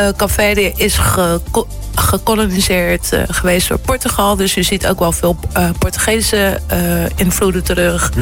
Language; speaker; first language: Dutch; early bilingual, other home language; Kabuverdianu